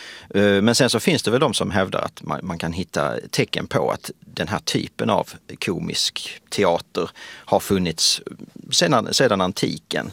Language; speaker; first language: Swedish; native; Swedish